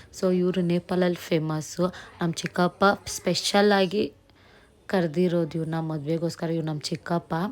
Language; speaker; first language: Kannada; non-native, local second language; Nepali